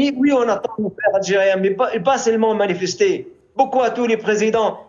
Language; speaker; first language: French; non-native, fluent; Arabic